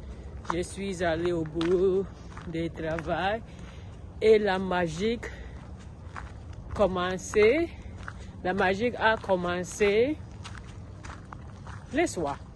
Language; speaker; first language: French; non-native, learner; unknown